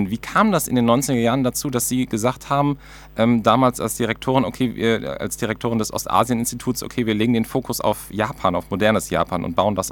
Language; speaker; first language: German; native; German